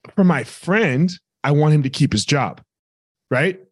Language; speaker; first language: English; native; English